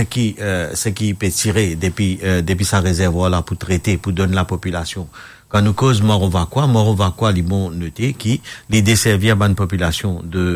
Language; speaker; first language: French; non-native, local second language; Morisyen